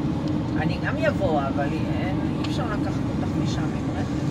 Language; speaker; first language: Hebrew; native; Hebrew